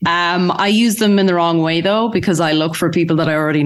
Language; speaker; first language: English; native; English